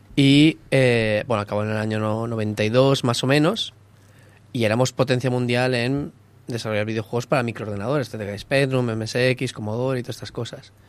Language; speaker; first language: Spanish; native; Spanish